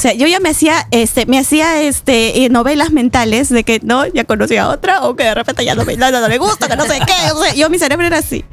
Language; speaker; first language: Spanish; native; Spanish